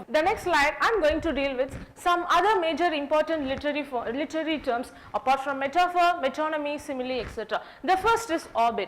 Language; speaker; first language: English; non-native, local second language; Tamil